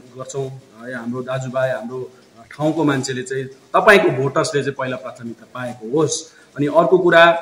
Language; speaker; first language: Nepali; native; Nepali